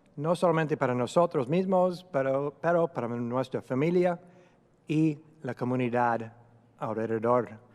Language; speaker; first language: Spanish; non-native, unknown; English